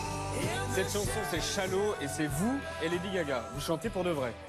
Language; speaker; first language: French; native; French